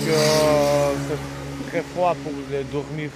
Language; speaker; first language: French; non-native, learner; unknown